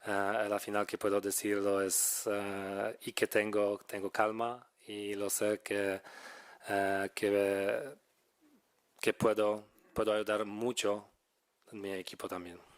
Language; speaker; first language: Spanish; non-native, fluent; Polish